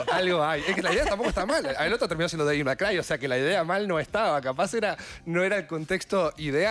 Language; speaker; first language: Spanish; native; Spanish